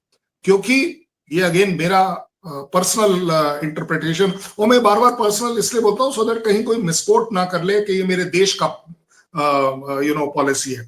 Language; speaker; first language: Hindi; native; Hindi